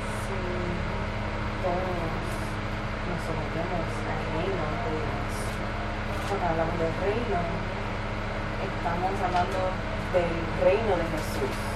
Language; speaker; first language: Spanish; early bilingual, heritage; Spanish